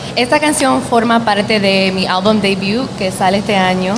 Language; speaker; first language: Spanish; early bilingual, heritage; Spanish